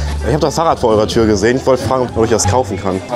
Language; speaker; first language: German; native; German